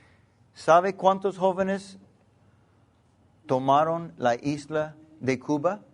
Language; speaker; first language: Spanish; non-native, learner; English